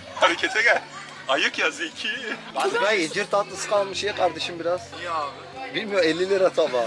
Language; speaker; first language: Turkish; native; Turkish